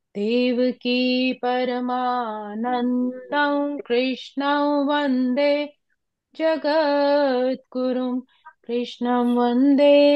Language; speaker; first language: Hindi; non-native, local second language; Punjabi